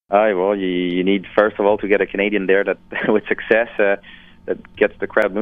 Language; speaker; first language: English; non-native, fluent; French